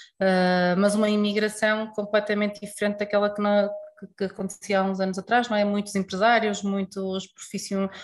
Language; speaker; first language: Portuguese; native; Portuguese